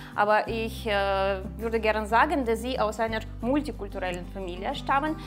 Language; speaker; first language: German; non-native, fluent; Russian